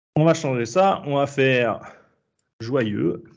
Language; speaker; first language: French; native; French